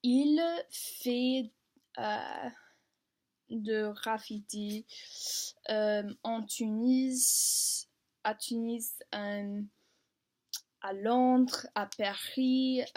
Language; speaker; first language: French; non-native, learner; English